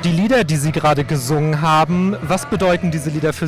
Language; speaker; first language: German; native; German